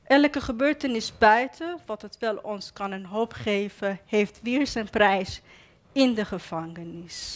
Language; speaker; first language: Dutch; non-native, fluent; Persian